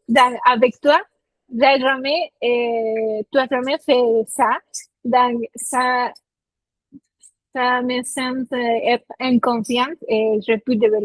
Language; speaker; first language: French; non-native, fluent; Spanish